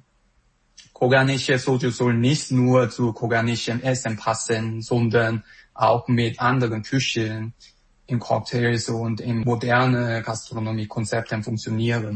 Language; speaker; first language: German; non-native, fluent; Korean